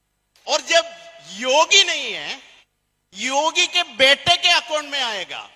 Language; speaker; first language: Hindi; non-native, fluent; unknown